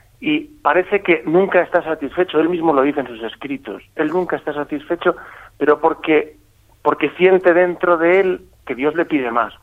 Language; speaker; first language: Spanish; native; Spanish